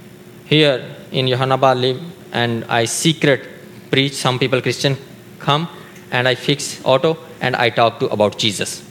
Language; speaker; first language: English; non-native, learner; Urdu